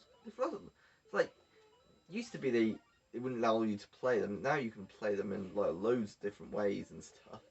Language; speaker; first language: English; native; English